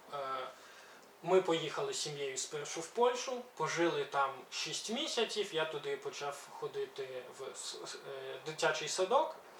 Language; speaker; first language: Ukrainian; early bilingual, other home language; Belarusian